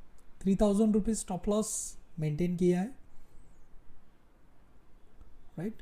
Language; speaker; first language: Hindi; native; Hindi